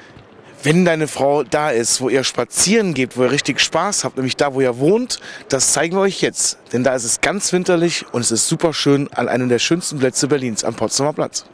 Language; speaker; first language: German; native; German